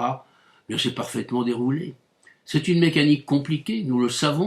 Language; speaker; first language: French; native; French